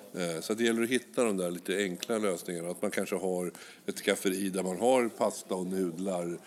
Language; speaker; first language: Swedish; native; Swedish